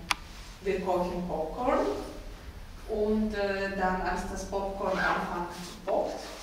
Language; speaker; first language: German; non-native, fluent; Greek